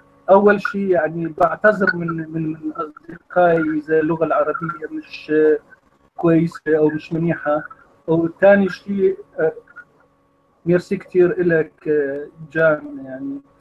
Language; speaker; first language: Arabic; non-native, fluent; Kurdish